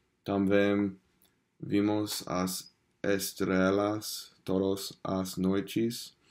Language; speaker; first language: Portuguese; non-native, learner; English